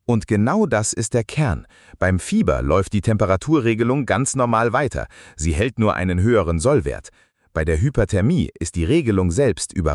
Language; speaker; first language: German; native; German